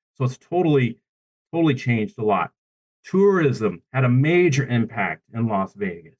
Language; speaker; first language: English; native; English